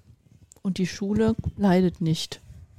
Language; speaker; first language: German; native; German